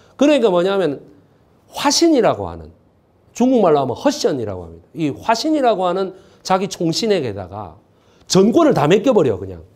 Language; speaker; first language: Korean; native; Korean